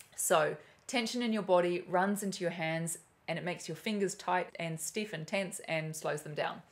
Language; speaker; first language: English; native; English